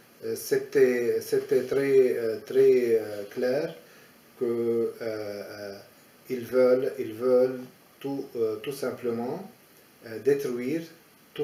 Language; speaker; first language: French; non-native, fluent; Aramaic